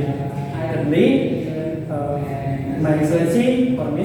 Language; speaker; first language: English; non-native, learner; Indonesian